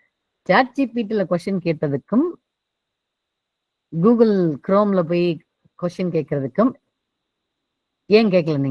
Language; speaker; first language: Tamil; native; Tamil